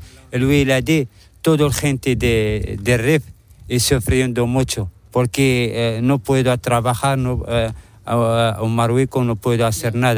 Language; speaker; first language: Spanish; non-native, learner; Arabic